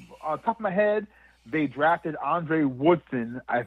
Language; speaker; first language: English; native; English